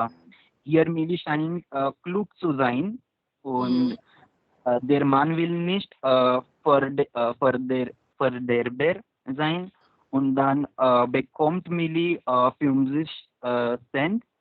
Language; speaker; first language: German; non-native, learner; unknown